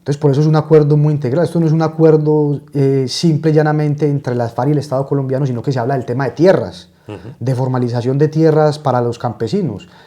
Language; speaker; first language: Spanish; native; Spanish